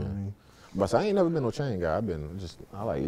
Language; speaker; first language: English; native; English